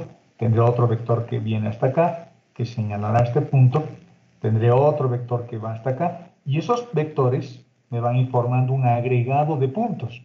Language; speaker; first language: Spanish; native; Spanish